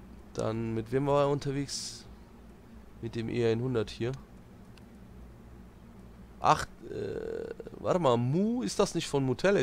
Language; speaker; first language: German; native; German